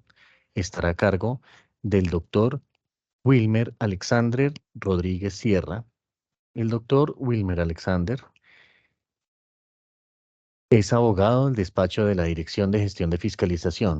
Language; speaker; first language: Spanish; native; Spanish